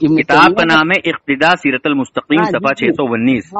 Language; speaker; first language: Hindi; native; Hindi